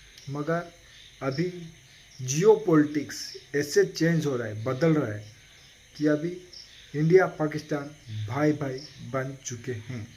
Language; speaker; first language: Hindi; non-native, local second language; Odia